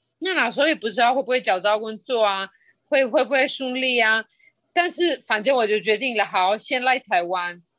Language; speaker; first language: Chinese; non-native, fluent; Spanish